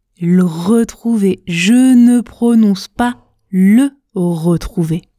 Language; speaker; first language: French; native; French